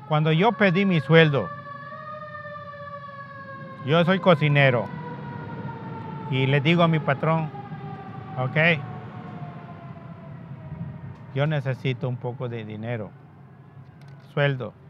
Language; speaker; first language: Spanish; non-native, local second language; Yucateco